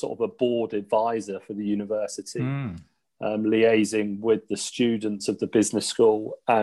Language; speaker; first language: English; native; English